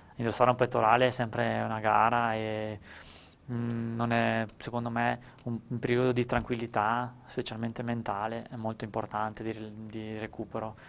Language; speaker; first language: Italian; native; Italian